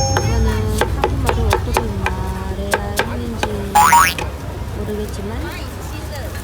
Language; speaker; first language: Korean; non-native, learner; Malay